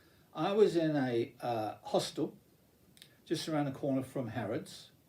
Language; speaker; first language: English; native; English